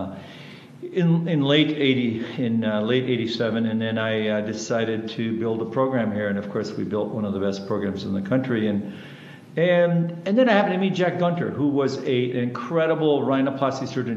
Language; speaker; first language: English; early bilingual, other home language; German